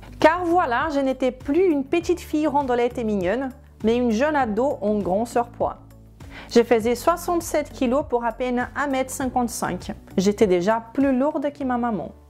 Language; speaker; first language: French; non-native, fluent; Portuguese